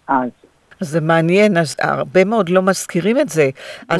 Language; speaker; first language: Hebrew; non-native, fluent; English